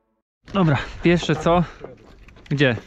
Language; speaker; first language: Polish; native; Polish